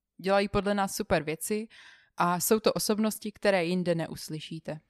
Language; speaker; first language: Czech; native; Czech